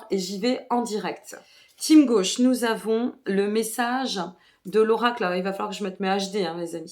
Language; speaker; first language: French; native; French